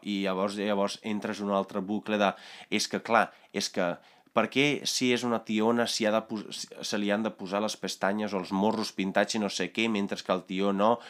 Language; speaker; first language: Catalan; non-native, fluent; Italian